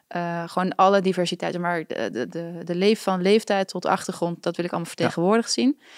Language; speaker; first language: Dutch; native; Dutch